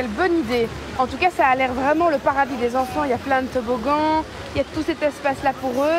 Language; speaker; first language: French; native; French